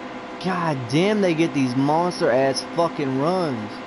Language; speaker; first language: English; native; English